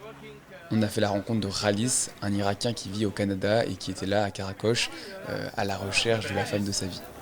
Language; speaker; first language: French; native; French